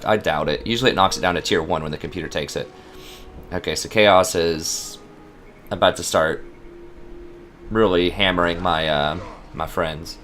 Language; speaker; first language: English; native; English